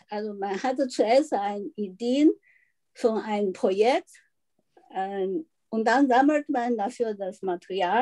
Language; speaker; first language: German; non-native, fluent; Chinese